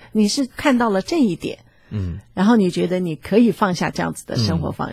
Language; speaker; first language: Chinese; native; Chinese